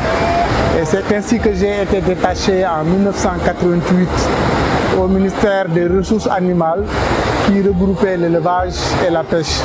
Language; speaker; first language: French; non-native, local second language; Wolof